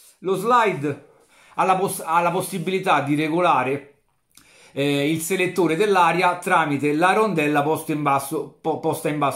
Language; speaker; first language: Italian; native; Italian